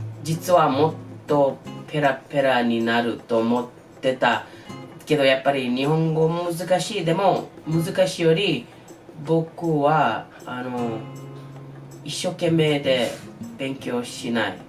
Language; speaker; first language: Japanese; non-native, learner; English